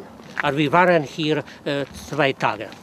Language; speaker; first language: German; non-native, learner; Hungarian